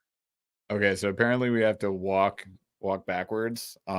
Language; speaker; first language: English; native; English